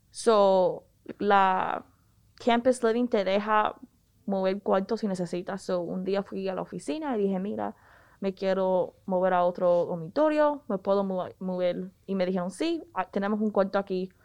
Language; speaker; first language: Spanish; early bilingual, heritage; Spanish